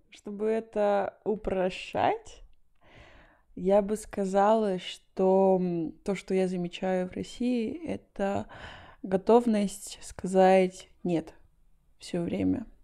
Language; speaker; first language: Russian; non-native, fluent; Spanish